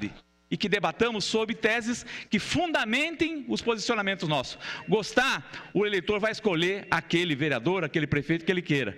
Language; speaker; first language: Portuguese; native; Portuguese